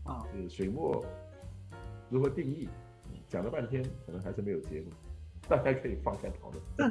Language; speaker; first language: Chinese; non-native, local second language; Cantonese